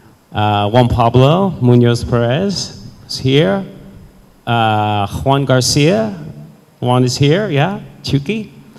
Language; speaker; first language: English; native; English